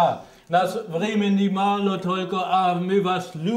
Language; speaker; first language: Russian; non-native, learner; German